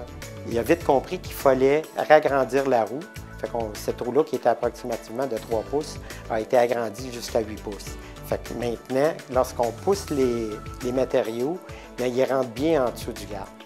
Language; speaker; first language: French; native; French